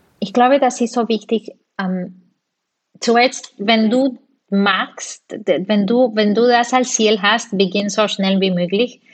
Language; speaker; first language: German; non-native, fluent; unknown